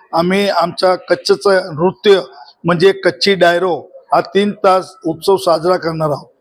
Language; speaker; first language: Marathi; non-native, local second language; Kachhi